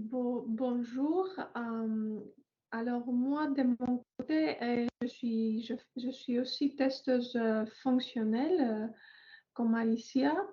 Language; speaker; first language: French; non-native, fluent; Greek